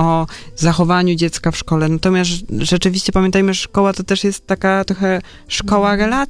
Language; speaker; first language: Polish; native; Polish